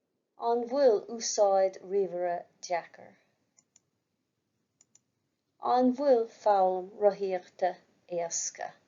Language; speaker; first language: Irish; non-native, local second language; English